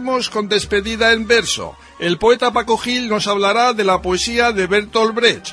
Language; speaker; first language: Spanish; native; Spanish